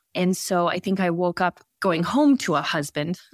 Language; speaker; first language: English; early bilingual, other home language; Bosnian